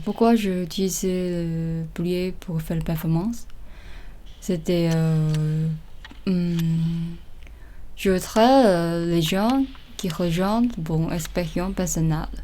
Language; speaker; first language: French; non-native, learner; Chinese